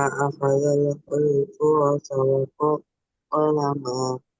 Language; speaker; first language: Arabic; non-native, learner; Bangla